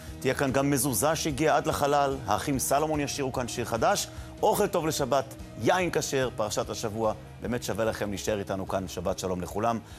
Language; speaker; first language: Hebrew; native; Hebrew